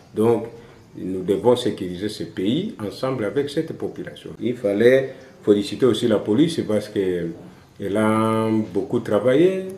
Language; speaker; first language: French; non-native, local second language; Swahili